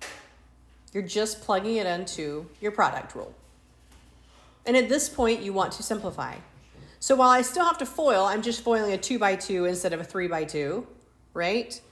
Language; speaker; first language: English; native; English